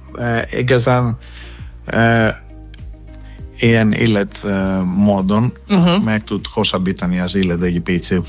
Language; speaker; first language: Hungarian; non-native, fluent; Greek